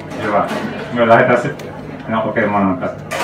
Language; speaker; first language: Finnish; native; Finnish